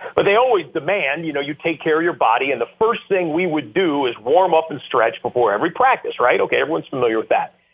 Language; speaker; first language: English; native; English